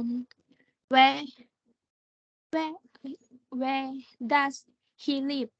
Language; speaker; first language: English; non-native, learner; Thai